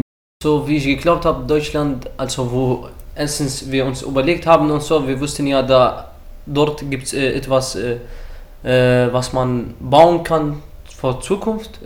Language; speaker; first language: German; early bilingual, other home language; Arabic